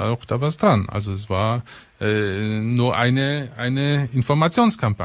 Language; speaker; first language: German; native; German